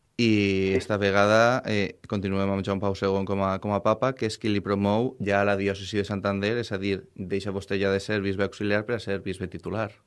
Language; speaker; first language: Catalan; native; Catalan